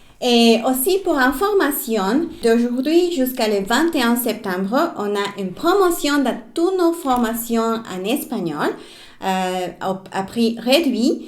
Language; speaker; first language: French; non-native, fluent; Spanish